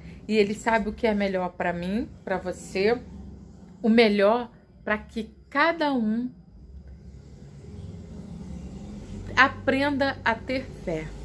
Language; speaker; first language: Portuguese; native; Portuguese